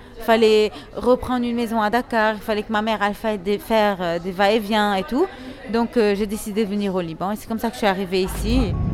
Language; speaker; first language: French; non-native, local second language; Arabic